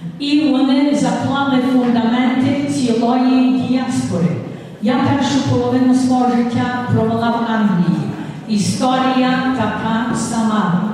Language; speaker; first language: Ukrainian; early bilingual, heritage; Ukrainian